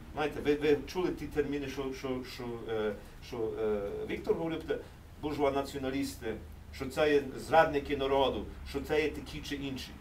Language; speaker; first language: Ukrainian; early bilingual, heritage; English